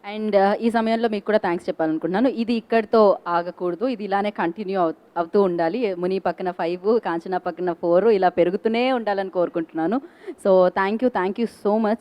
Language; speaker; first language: Telugu; native; Telugu